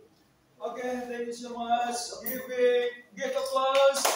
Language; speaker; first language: English; non-native, learner; Indonesian